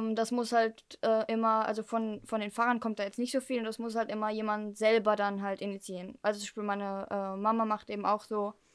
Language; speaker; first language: German; early bilingual, heritage; German